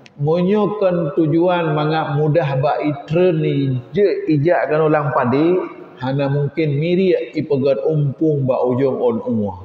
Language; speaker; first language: Malay; non-native, local second language; Achinese